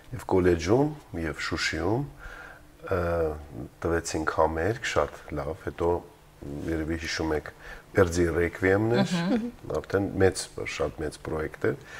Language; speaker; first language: Armenian; native; Armenian